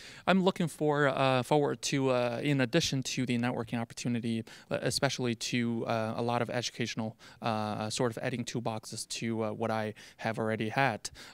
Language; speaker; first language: English; non-native, fluent; Chinese